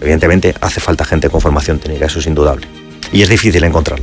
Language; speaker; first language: Spanish; native; Spanish